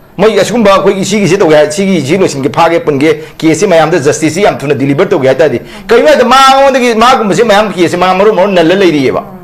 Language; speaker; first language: Manipuri; non-native, local second language; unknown